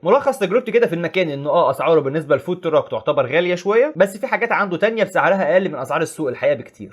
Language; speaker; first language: Arabic; native; Arabic